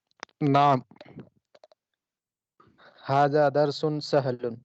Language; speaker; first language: Arabic; non-native, learner; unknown